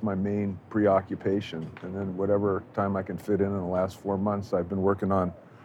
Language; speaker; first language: English; native; English